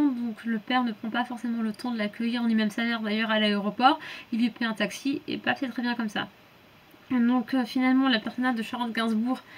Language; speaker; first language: French; native; French